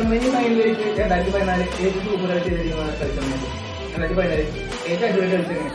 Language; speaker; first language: Malayalam; native; Malayalam